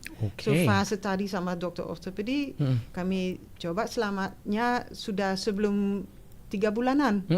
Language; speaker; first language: Indonesian; non-native, fluent; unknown